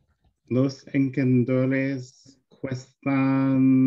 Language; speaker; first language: Spanish; non-native, learner; English